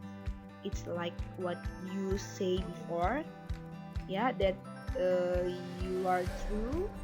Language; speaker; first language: English; non-native, learner; Indonesian